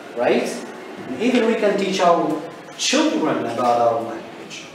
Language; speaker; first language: English; non-native, fluent; Turkish